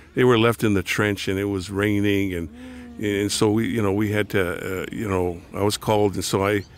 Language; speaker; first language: English; native; English